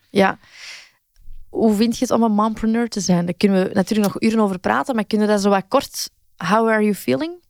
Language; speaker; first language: Dutch; native; Dutch